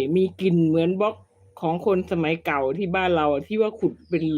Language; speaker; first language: Thai; native; Thai